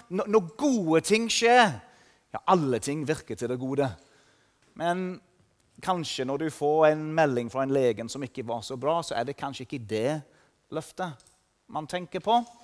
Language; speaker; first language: Norwegian; non-native, fluent; English